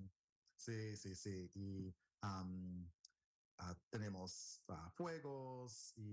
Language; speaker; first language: Spanish; non-native, learner; English